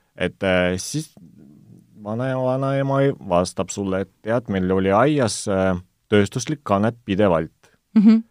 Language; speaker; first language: Estonian; non-native, local second language; Russian